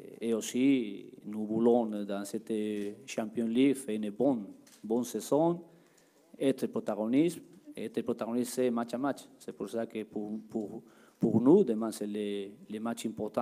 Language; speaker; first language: French; non-native, learner; Spanish